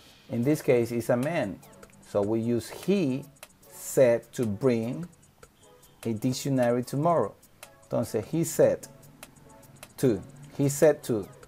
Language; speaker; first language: English; non-native, fluent; Spanish